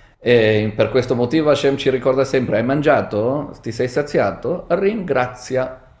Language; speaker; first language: Italian; non-native, fluent; Hebrew